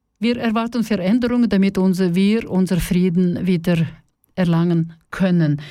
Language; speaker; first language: German; non-native, fluent; Russian